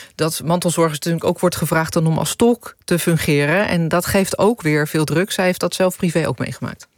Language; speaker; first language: Dutch; native; Dutch